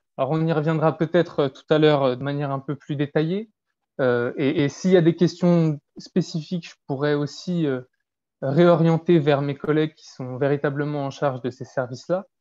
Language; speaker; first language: French; native; French